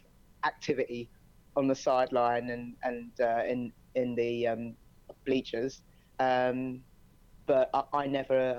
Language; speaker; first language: English; native; English